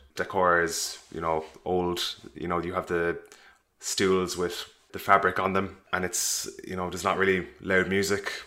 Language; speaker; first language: English; native; English